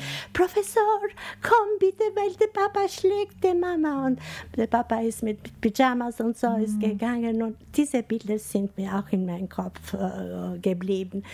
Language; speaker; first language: German; non-native, fluent; Albanian